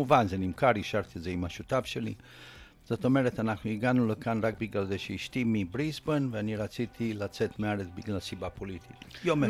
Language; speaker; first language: Hebrew; non-native, fluent; Romanian